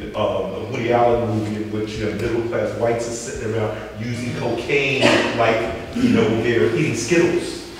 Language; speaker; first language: English; native; English